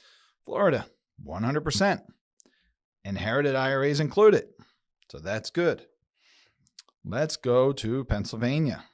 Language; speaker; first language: English; native; English